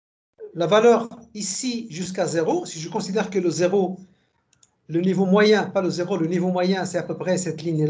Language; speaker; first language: French; native; French